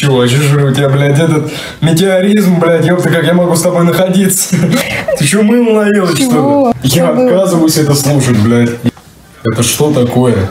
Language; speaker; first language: Russian; native; Russian